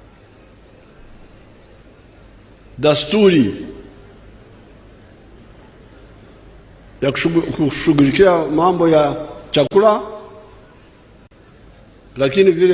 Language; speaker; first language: Swahili; non-native, local second language; Nyankole